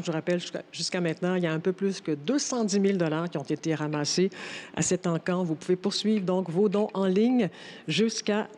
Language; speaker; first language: French; native; French